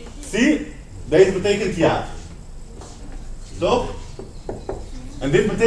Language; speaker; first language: Dutch; non-native, fluent; Spanish